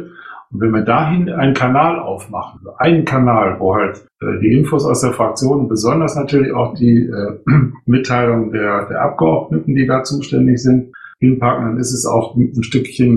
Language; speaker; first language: German; native; German